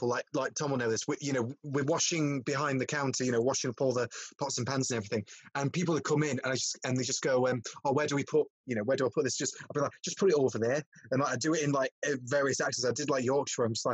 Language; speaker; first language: English; native; English